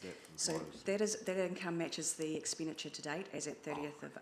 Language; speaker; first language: English; native; English